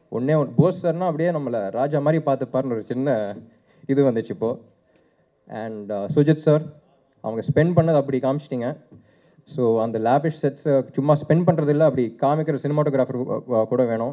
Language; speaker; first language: Tamil; non-native, local second language; Telugu